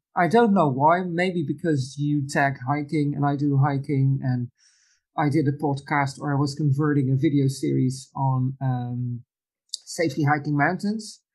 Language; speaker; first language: English; non-native, fluent; Dutch